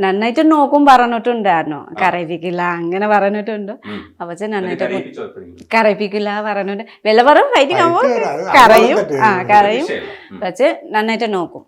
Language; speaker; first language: Malayalam; non-native, learner; Nepali